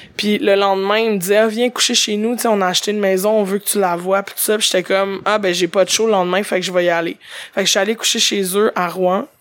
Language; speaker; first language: French; native; French